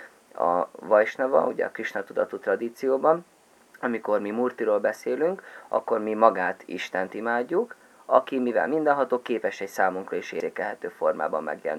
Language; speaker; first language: Hungarian; native; Hungarian